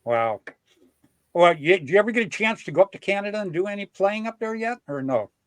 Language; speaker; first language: English; native; English